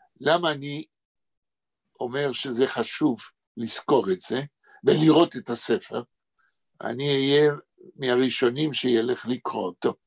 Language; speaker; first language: Hebrew; native; Hebrew